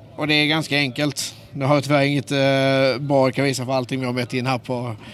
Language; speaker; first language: Swedish; native; Swedish